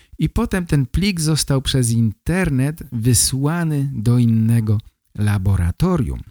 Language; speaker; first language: Polish; native; Polish